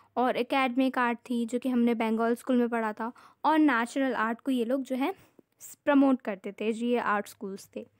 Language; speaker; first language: Hindi; native; Hindi